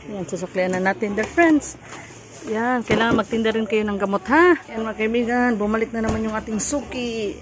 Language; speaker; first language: Filipino; non-native, local second language; Cebuano